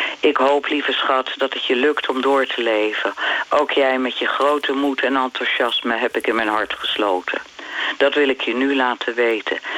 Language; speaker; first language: Dutch; native; Dutch